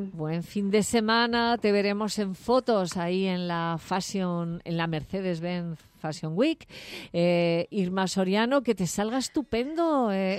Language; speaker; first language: Spanish; native; Spanish